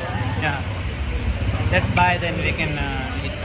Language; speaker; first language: English; non-native, learner; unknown